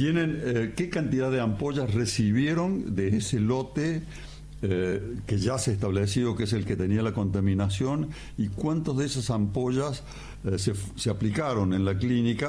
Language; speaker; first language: Spanish; native; Spanish